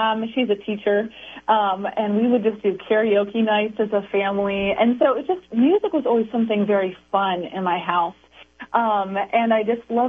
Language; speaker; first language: English; native; English